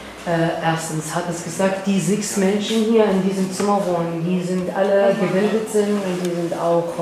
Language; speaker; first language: German; non-native, learner; Arabic